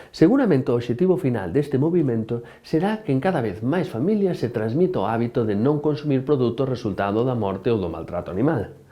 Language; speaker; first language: Galician; native; Galician